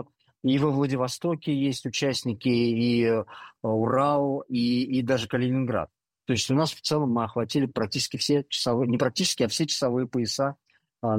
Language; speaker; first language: Russian; native; Russian